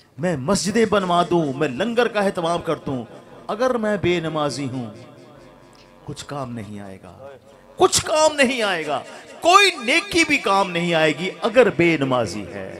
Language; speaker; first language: Urdu; non-native, local second language; Punjabi